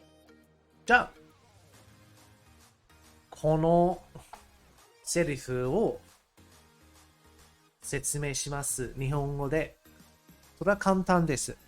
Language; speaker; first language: Japanese; non-native, learner; English